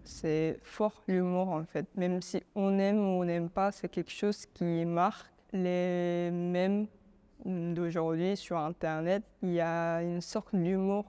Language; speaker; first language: French; non-native, fluent; Korean